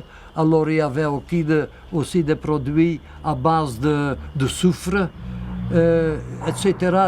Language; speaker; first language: French; non-native, local second language; Dutch